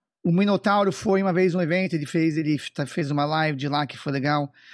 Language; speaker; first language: Portuguese; non-native, fluent; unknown